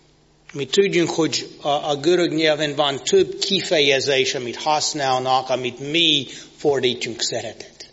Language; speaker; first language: Hungarian; non-native, fluent; English